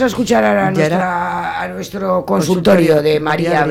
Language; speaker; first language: Spanish; native; Spanish